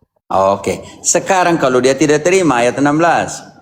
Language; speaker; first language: Indonesian; native; Indonesian